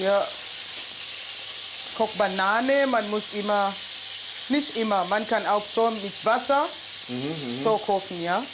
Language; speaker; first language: German; non-native, learner; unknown